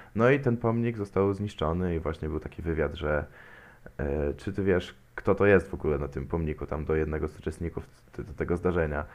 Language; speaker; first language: Polish; native; Polish